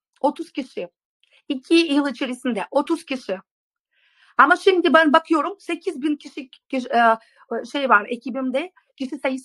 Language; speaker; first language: Turkish; non-native, fluent; Russian